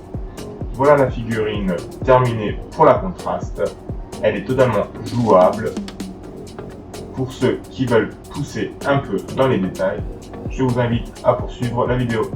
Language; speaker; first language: French; native; French